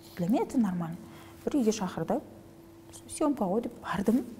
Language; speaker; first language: Russian; non-native, local second language; Kazakh